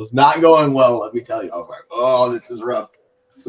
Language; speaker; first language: English; native; English